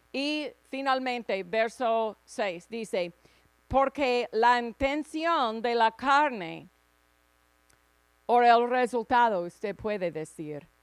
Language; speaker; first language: Spanish; non-native, fluent; English